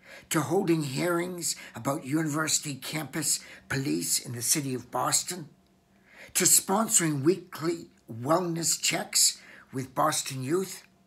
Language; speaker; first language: English; native; English